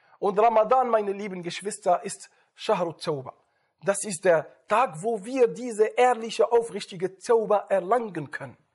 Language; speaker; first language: German; non-native, fluent; Arabic